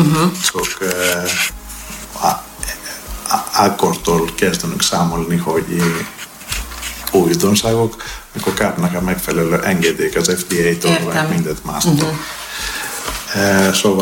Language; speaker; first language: Hungarian; non-native, learner; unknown